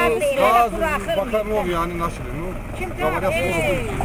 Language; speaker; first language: Russian; non-native, learner; Azerbaijani